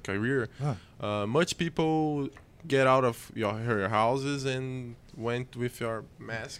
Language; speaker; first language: English; non-native, fluent; Portuguese